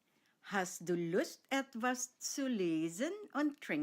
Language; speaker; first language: German; non-native, fluent; Filipino